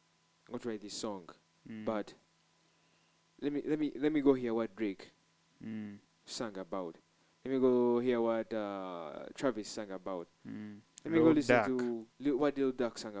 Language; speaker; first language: English; non-native, local second language; Ganda